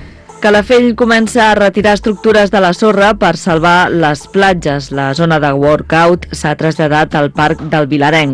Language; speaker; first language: Catalan; native; Catalan